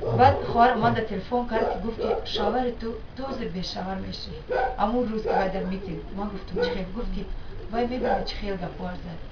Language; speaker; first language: Tajik; non-native, local second language; Shughni